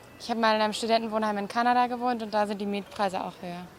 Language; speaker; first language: German; native; German